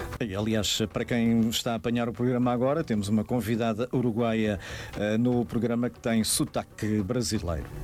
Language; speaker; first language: Portuguese; native; Portuguese